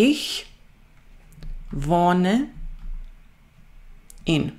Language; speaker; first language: German; non-native, fluent; Croatian